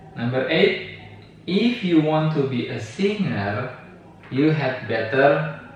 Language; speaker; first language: English; non-native, fluent; Indonesian